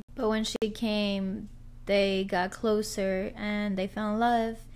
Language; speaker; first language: English; early bilingual, other home language; Spanish